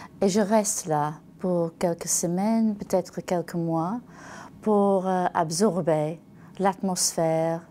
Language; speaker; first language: French; non-native, learner; English